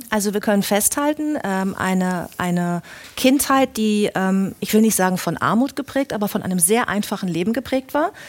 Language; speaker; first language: German; native; German